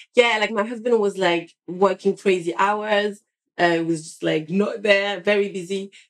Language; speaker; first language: English; non-native, fluent; French